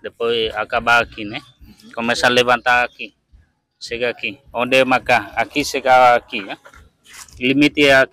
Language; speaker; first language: Portuguese; non-native, learner; Vietnamese